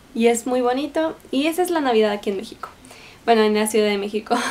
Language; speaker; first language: Spanish; native; Spanish